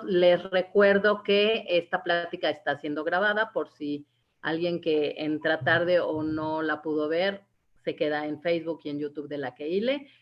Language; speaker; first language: Spanish; native; Spanish